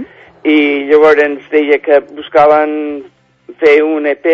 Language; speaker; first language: Catalan; non-native, fluent; English